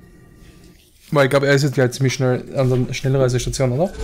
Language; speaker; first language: German; native; German